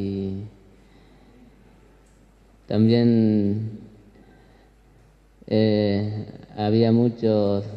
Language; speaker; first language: Spanish; non-native, local second language; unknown